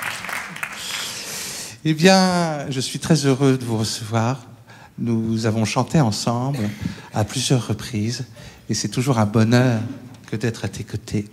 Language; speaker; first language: French; native; French